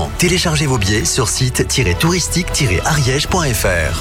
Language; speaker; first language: French; native; French